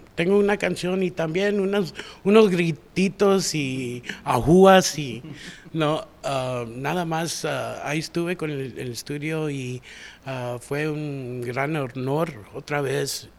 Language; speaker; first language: Spanish; early bilingual, heritage; Spanish